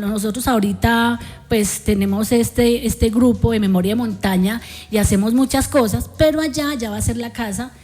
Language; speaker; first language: Spanish; native; Spanish